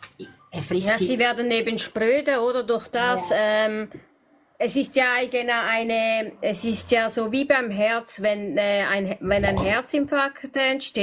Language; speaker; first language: German; native; German